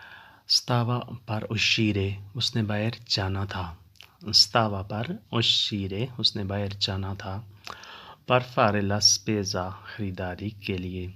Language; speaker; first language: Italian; non-native, learner; Urdu